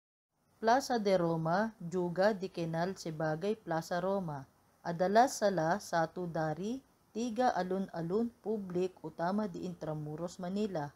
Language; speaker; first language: Indonesian; non-native, learner; Filipino